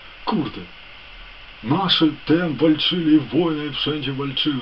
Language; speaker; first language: Polish; non-native, fluent; Ukrainian